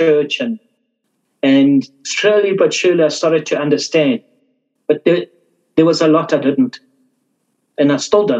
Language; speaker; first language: English; native; English